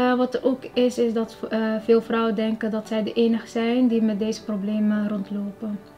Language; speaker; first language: Dutch; early bilingual, other home language; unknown